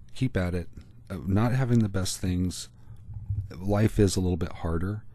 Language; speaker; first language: English; native; English